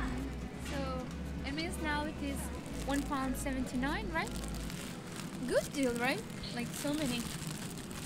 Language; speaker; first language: English; non-native, learner; Uzbek